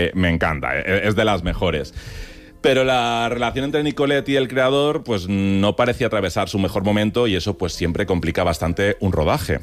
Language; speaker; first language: Spanish; native; Spanish